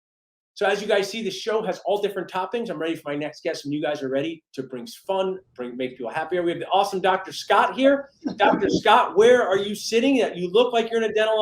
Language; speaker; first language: English; native; English